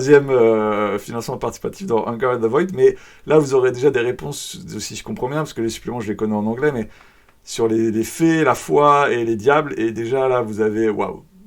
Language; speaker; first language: French; native; French